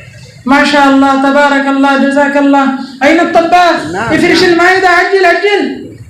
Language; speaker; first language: Arabic; non-native, learner; Urdu